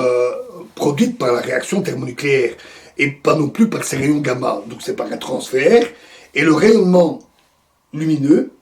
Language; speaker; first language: French; native; French